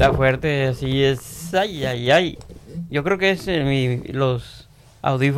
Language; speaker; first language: Spanish; native; Spanish